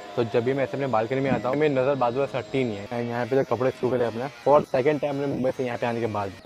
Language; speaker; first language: Hindi; non-native, local second language; Gujarati